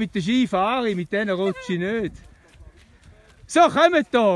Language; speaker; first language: German; native; German